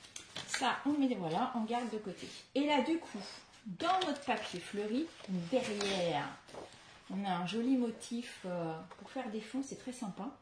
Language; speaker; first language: French; native; French